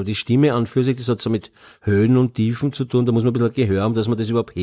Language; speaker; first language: German; native; German